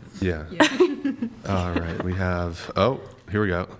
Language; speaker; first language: English; native; English